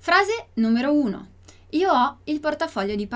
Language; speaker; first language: Italian; non-native, fluent; Portuguese